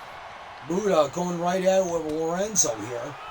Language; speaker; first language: English; native; English